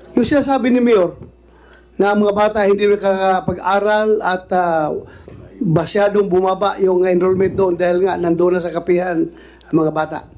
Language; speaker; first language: Filipino; non-native, local second language; Cebuano